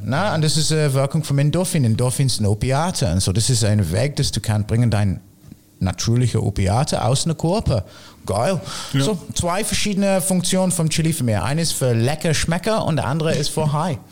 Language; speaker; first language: German; non-native, fluent; English